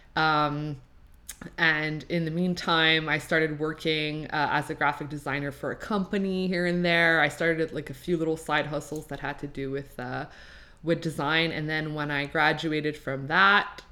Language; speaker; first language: English; non-native, fluent; French